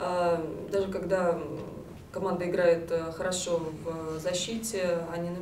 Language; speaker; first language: Russian; native; Russian